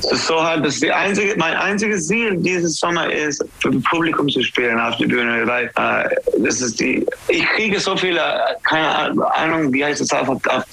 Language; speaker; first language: German; non-native, fluent; English